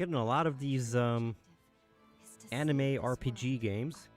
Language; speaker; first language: English; native; English